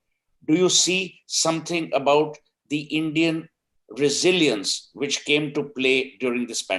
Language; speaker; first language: English; non-native, local second language; Hindi